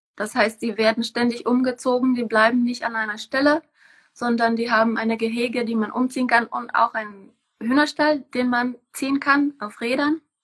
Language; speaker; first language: German; non-native, fluent; Czech